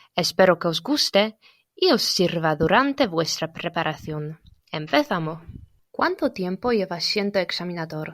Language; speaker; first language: Spanish; non-native, fluent; Polish